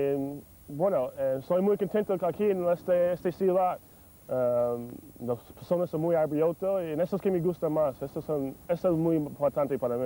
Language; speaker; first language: Spanish; non-native, fluent; English